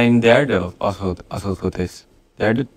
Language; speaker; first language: Dutch; non-native, fluent; Indonesian